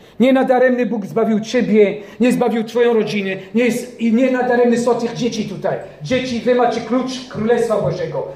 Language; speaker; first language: Polish; non-native, fluent; French